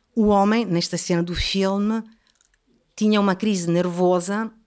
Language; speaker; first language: Portuguese; non-native, fluent; Italian